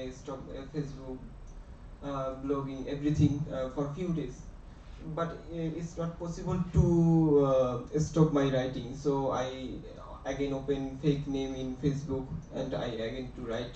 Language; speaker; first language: English; non-native, learner; Bangla